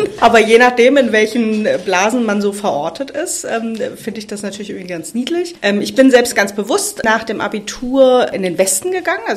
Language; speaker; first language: German; native; German